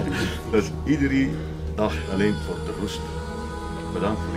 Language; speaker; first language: Dutch; non-native, learner; Russian